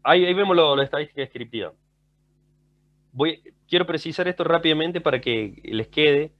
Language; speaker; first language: Spanish; native; Spanish